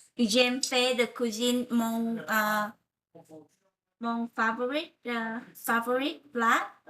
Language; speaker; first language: French; non-native, learner; Vietnamese